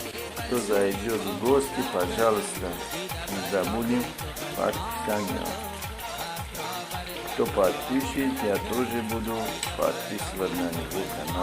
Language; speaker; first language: Russian; non-native, local second language; Tajik